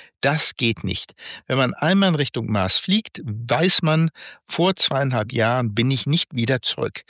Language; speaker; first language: German; native; German